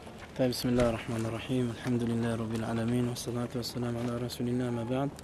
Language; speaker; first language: Arabic; non-native, fluent; French